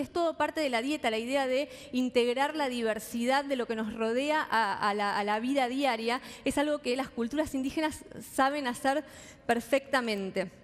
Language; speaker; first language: Spanish; native; Spanish